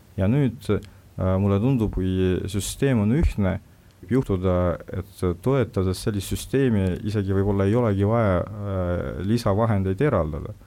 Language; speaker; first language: Estonian; non-native, local second language; Russian